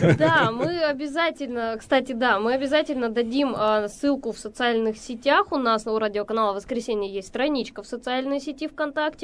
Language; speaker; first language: Russian; native; Russian